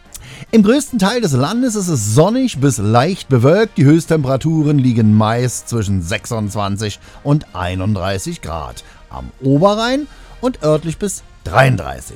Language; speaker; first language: German; native; German